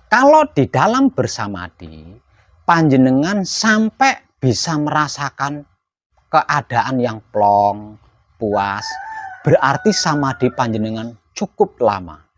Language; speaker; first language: Indonesian; non-native, local second language; Javanese